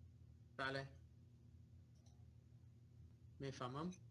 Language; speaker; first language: Persian; non-native, learner; English